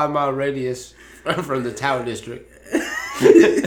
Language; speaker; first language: English; native; English